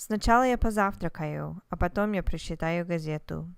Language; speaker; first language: Russian; non-native, fluent; English